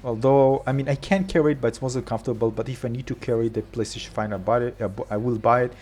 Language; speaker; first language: English; non-native, fluent; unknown